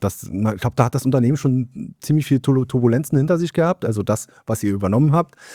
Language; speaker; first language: German; native; German